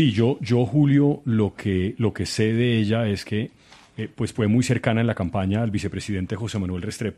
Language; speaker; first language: Spanish; native; Spanish